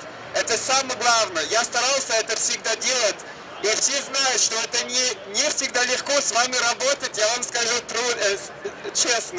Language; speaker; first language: Russian; non-native, fluent; French